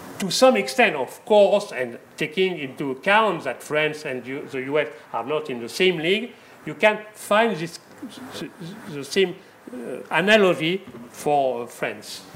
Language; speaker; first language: English; non-native, fluent; French